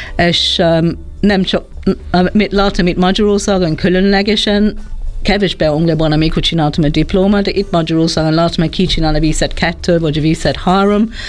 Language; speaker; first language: Hungarian; non-native, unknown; English